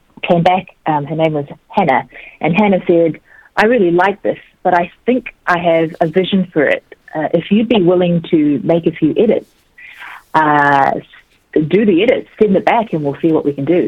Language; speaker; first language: English; native; English